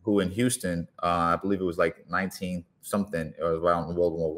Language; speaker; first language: English; native; English